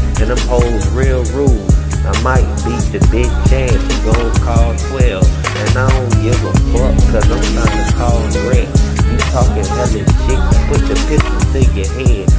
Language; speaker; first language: English; native; English